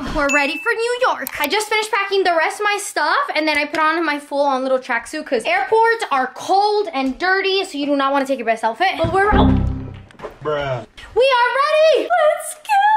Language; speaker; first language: English; native; English